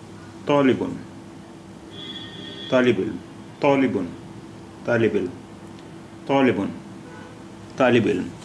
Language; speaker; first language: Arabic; non-native, fluent; Urdu